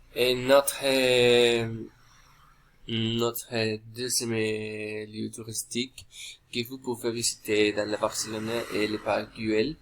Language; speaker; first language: French; non-native, learner; Spanish